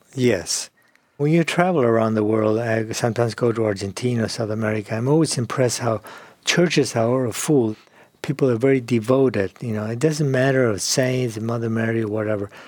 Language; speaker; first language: English; non-native, fluent; Spanish